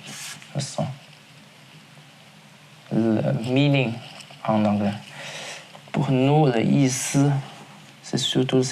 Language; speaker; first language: French; non-native, learner; Chinese